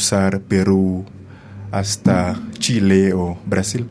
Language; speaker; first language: Spanish; non-native, fluent; Haitian Creole